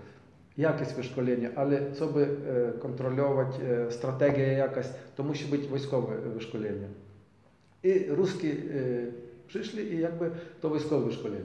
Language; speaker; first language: Polish; non-native, learner; Ukrainian